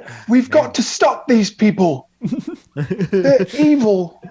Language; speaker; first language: English; native; English